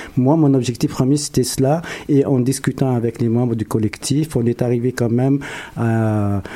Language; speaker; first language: French; non-native, local second language; Arabic